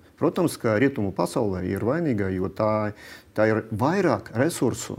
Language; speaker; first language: Latvian; non-native, local second language; Russian